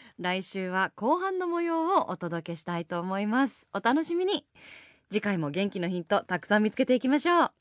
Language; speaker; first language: Japanese; native; Japanese